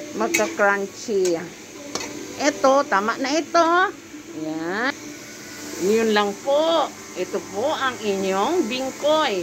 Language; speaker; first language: Filipino; non-native, local second language; Cebuano